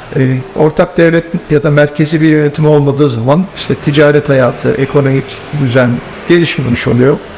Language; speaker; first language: Turkish; native; Turkish